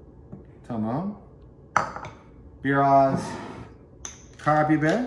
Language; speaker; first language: Turkish; non-native, learner; English